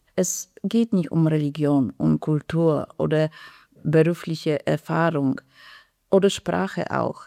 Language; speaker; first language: German; non-native, fluent; Polish